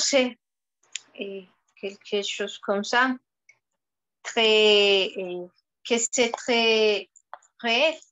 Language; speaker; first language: French; non-native, fluent; Spanish